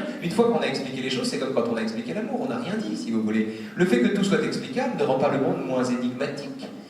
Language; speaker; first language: French; native; French